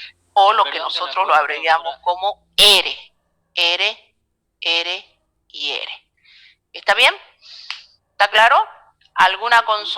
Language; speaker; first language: Spanish; native; Spanish